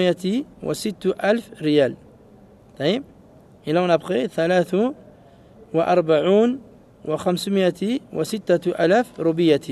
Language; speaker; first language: Arabic; non-native, fluent; French